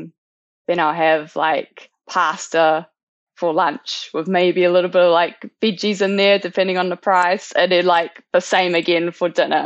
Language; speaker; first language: English; native; English